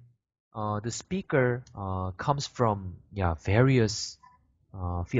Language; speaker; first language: English; non-native, learner; Korean